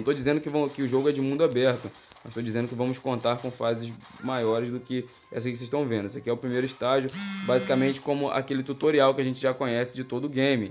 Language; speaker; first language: Portuguese; native; Portuguese